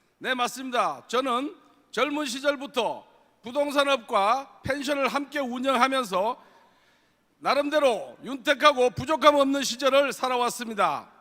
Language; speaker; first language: Korean; native; Korean